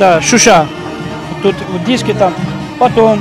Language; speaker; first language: Russian; non-native, local second language; Azerbaijani